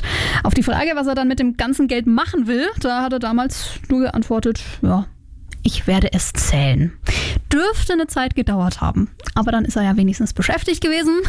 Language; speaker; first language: German; native; German